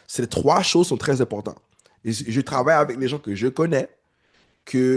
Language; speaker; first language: French; non-native, local second language; English